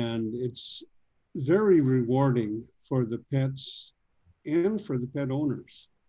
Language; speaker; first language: English; native; English